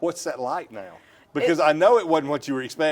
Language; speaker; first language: English; native; English